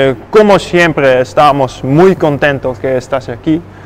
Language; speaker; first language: Spanish; non-native, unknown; Dutch